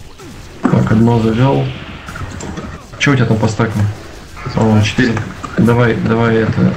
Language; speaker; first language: Russian; native; Russian